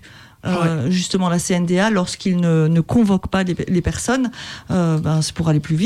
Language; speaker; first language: French; native; French